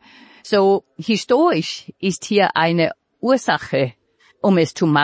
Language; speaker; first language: German; non-native, fluent; Danish